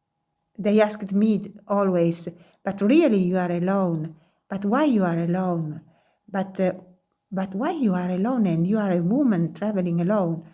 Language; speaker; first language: English; non-native, learner; Italian